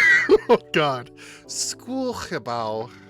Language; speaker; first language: Dutch; non-native, learner; English